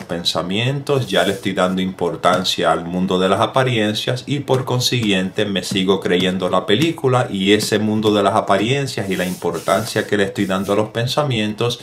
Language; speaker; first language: Spanish; native; Spanish